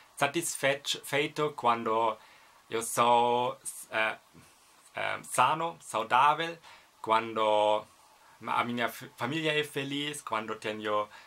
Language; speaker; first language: Portuguese; non-native, fluent; German